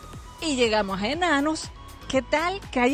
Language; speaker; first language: Spanish; native; Spanish